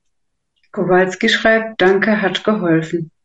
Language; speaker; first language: German; native; German